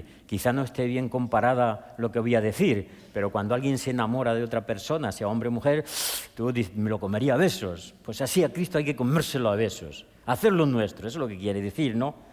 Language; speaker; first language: Spanish; native; Spanish